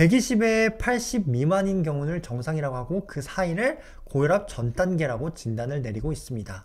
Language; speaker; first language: Korean; native; Korean